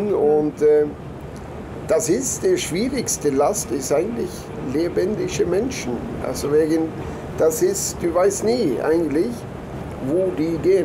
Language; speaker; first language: German; non-native, learner; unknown